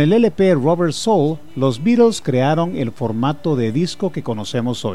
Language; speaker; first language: Spanish; native; Spanish